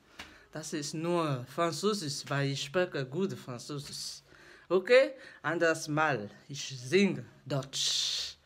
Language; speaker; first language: German; non-native, learner; French